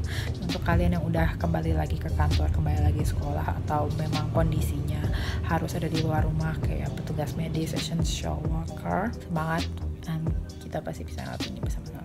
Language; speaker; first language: Indonesian; native; Indonesian